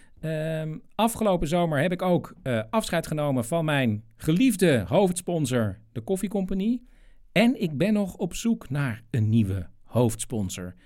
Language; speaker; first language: Dutch; native; Dutch